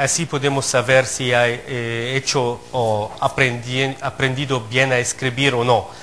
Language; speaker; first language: Spanish; non-native, fluent; Arabic